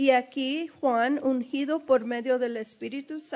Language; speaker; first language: Spanish; early bilingual, heritage; English